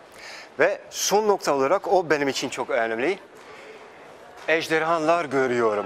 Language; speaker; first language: Turkish; non-native, fluent; Dutch